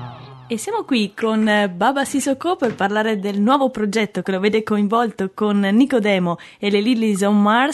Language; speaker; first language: Italian; native; Italian